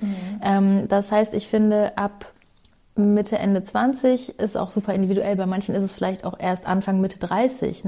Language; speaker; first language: German; native; German